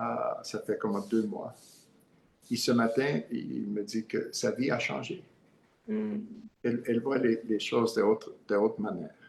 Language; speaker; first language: French; non-native, learner; English